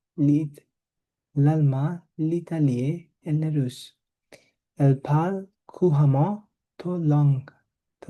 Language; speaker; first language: French; non-native, learner; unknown